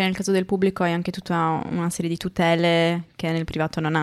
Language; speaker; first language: Italian; native; Italian